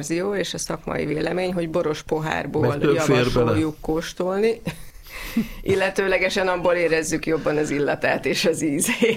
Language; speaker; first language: Hungarian; native; Hungarian